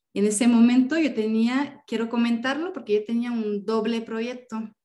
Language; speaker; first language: Spanish; non-native, fluent; French